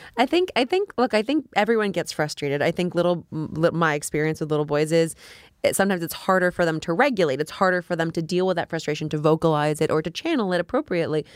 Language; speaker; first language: English; native; English